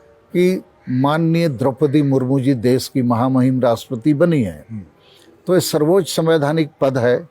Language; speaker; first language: Hindi; non-native, local second language; Santali